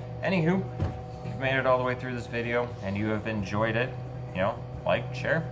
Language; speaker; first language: English; native; English